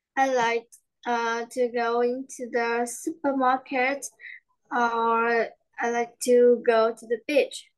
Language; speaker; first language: English; non-native, learner; Vietnamese